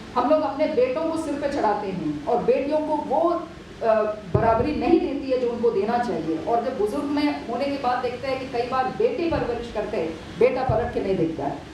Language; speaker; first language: Hindi; non-native, local second language; Malayalam